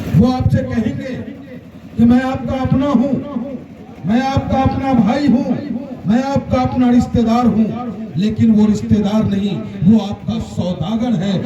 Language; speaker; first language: Hindi; native; Hindi